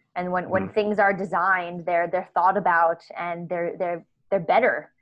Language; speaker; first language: English; native; English